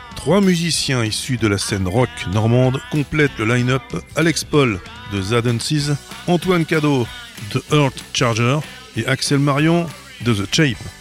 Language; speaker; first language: French; native; French